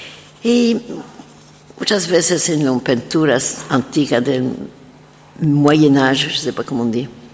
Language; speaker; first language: Spanish; non-native, learner; French